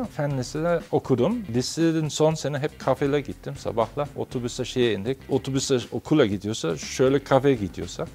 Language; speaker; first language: Turkish; non-native, fluent; German